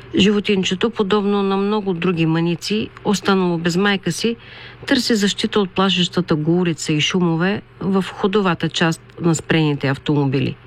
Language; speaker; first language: Bulgarian; native; Bulgarian